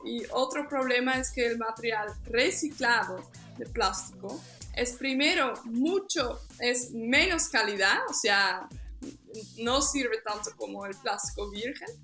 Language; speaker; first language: Spanish; non-native, fluent; Dutch